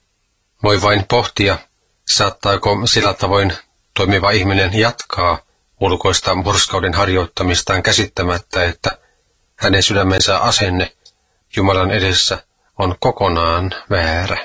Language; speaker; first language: Finnish; native; Finnish